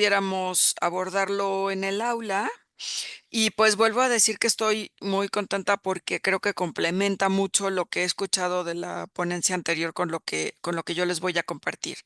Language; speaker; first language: Spanish; native; Spanish